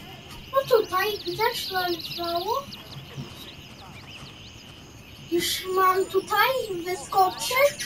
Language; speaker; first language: Polish; early bilingual, heritage; Polish